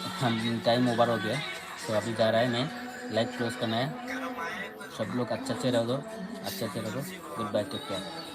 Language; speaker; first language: Hindi; non-native, learner; Bangla